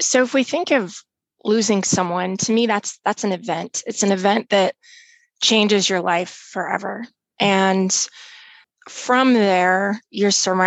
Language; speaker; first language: English; native; English